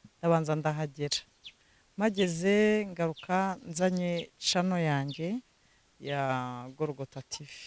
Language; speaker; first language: Kinyarwanda; native; Kinyarwanda